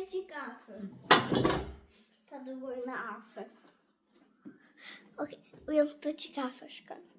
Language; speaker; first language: Albanian; early bilingual, heritage; Albanian